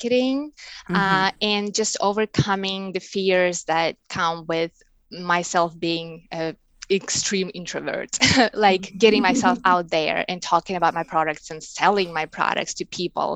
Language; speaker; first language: English; non-native, fluent; Russian